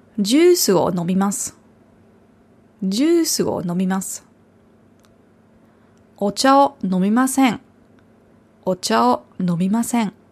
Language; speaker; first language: Japanese; non-native, fluent; German